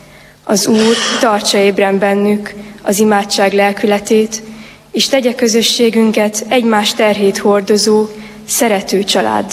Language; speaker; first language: Hungarian; native; Hungarian